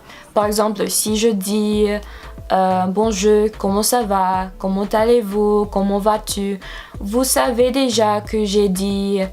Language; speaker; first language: French; non-native, learner; English